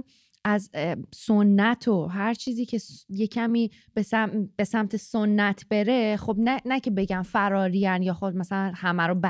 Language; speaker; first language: Persian; native; Persian